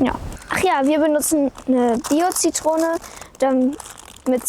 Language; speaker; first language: German; native; German